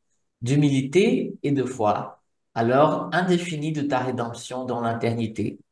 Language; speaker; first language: French; non-native, fluent; Portuguese